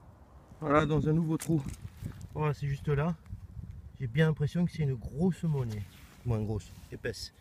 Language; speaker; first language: French; native; French